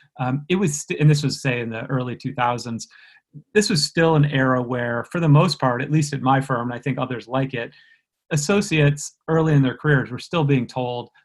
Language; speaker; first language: English; native; English